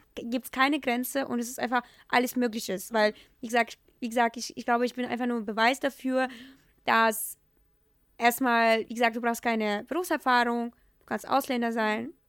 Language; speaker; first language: German; non-native, fluent; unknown